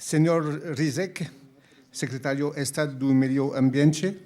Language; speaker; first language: Portuguese; non-native, learner; French